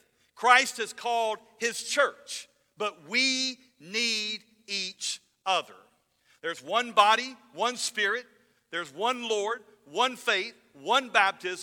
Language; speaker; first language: English; native; English